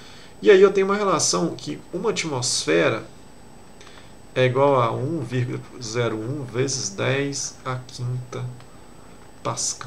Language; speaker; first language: Portuguese; native; Portuguese